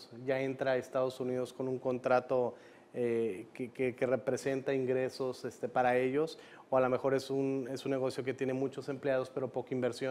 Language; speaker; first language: Spanish; native; Spanish